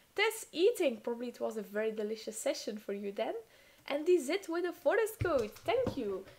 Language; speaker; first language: English; non-native, fluent; Dutch